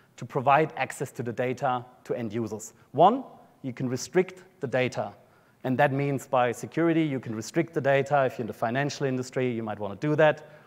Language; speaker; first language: English; non-native, fluent; German